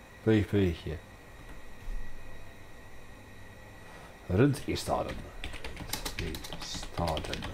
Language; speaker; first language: Swedish; non-native, learner; English